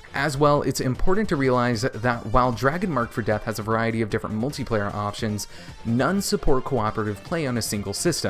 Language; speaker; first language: English; native; English